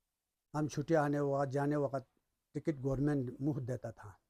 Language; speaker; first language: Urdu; non-native, local second language; Balti